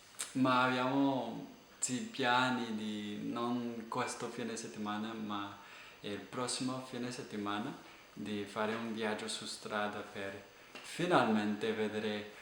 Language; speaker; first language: Italian; non-native, fluent; English